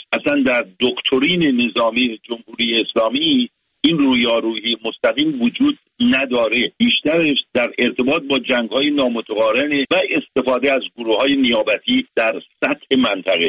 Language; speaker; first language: Persian; native; Persian